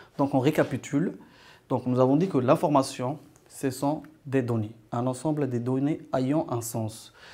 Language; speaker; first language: French; non-native, local second language; Arabic